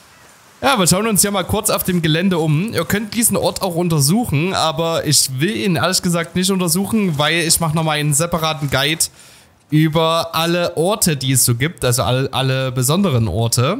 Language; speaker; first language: German; native; German